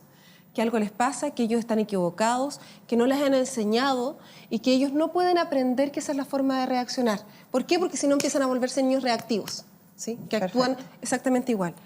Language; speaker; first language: Spanish; native; Spanish